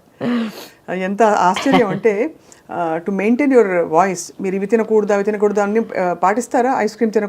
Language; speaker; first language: Telugu; native; Telugu